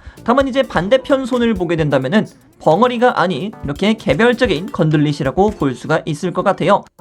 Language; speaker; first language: Korean; native; Korean